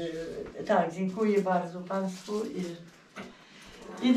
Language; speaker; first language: Polish; non-native, learner; Ukrainian